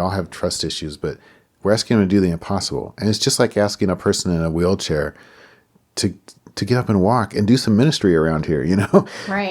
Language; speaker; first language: English; native; English